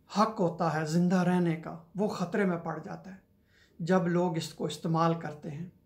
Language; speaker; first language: Urdu; non-native, local second language; Punjabi